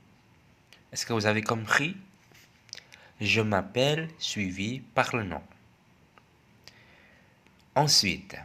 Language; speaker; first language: French; non-native, fluent; Indonesian